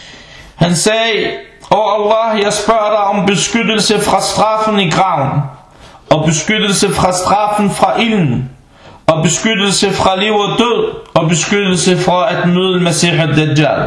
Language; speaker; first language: Danish; non-native, fluent; Arabic